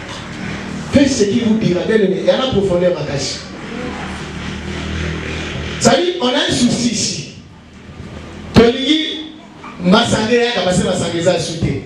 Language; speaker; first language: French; non-native, local second language; Lingala